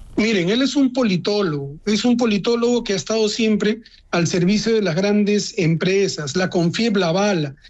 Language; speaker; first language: Spanish; native; Spanish